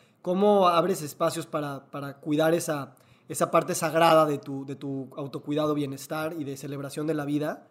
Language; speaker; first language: Spanish; native; Spanish